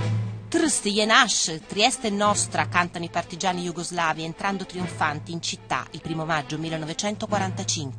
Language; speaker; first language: Italian; native; Italian